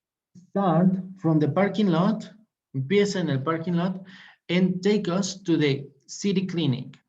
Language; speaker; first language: English; non-native, fluent; Spanish